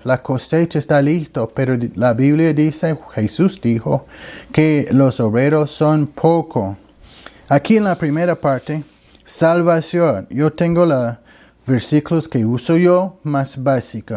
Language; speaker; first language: Spanish; non-native, learner; English